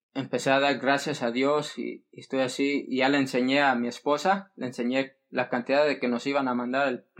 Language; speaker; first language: Spanish; early bilingual, heritage; Spanish